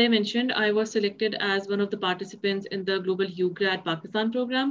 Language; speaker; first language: English; non-native, local second language; Urdu